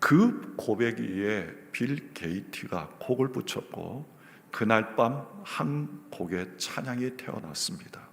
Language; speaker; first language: Korean; native; Korean